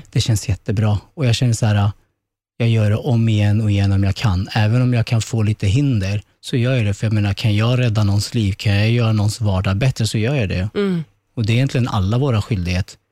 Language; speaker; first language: Swedish; native; Swedish